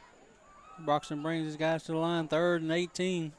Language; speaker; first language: English; native; English